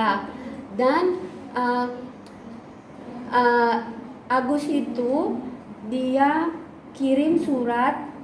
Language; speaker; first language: Indonesian; non-native, learner; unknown